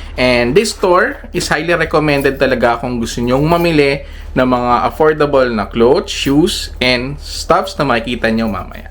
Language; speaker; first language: Filipino; native; Filipino